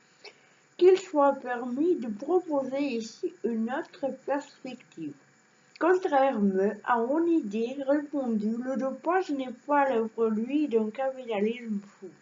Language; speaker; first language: French; non-native, learner; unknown